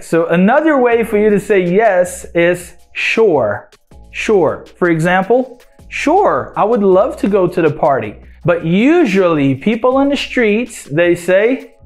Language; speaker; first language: English; non-native, fluent; Portuguese